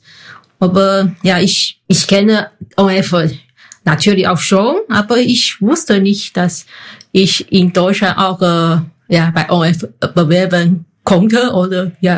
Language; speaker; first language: German; non-native, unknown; Chinese